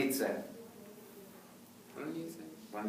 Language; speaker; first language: Russian; non-native, fluent; English